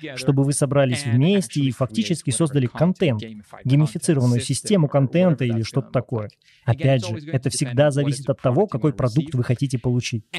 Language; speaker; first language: Russian; non-native, fluent; Spanish